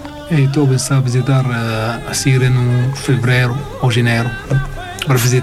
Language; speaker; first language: Portuguese; non-native, learner; Arabic